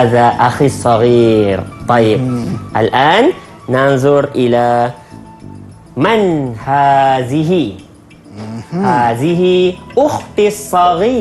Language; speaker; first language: Arabic; non-native, fluent; Malay